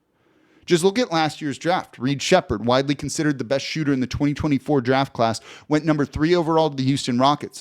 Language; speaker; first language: English; native; English